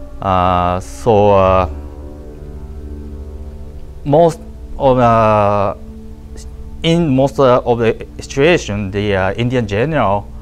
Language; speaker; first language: English; non-native, learner; Japanese